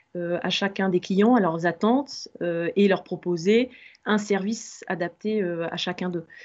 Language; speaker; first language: French; native; French